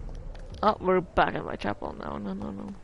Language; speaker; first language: English; native; English